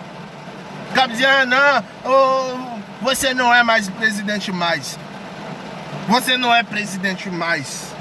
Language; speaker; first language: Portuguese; non-native, learner; Haitian Creole